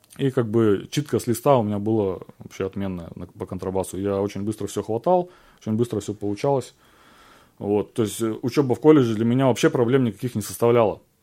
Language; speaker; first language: Russian; native; Russian